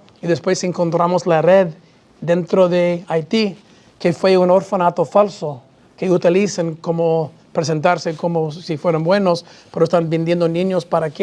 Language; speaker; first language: Spanish; non-native, fluent; English